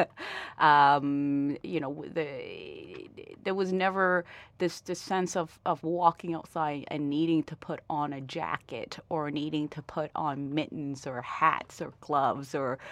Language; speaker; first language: English; early bilingual, other home language; Vietnamese